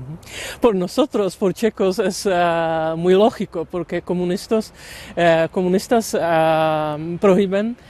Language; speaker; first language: Spanish; non-native, learner; Czech